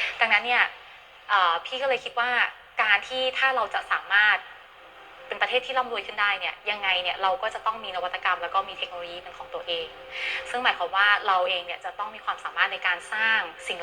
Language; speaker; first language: Thai; native; Thai